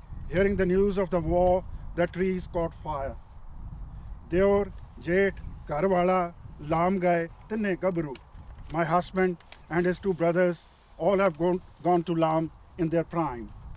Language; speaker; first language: English; non-native, local second language; Punjabi